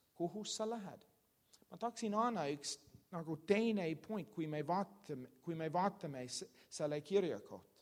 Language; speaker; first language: Estonian; non-native, learner; English